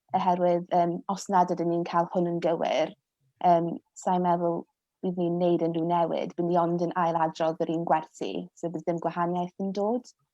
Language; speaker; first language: Welsh; non-native, local second language; English